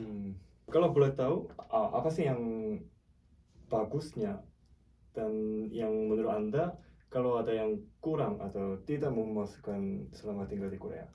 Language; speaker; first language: Indonesian; non-native, fluent; Korean